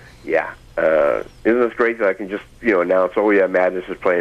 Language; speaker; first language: English; native; English